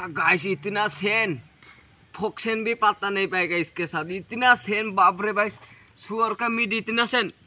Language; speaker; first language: Hindi; non-native, local second language; Assamese